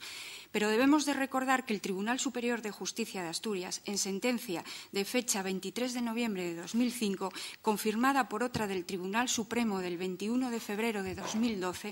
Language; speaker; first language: Spanish; native; Spanish